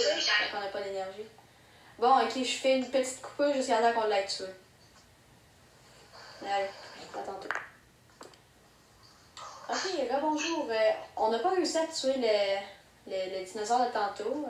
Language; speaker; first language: French; native; French